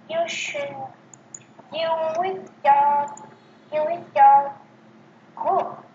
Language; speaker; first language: English; non-native, learner; Vietnamese